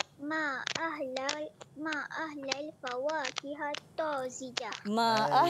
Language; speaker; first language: Arabic; non-native, learner; Malay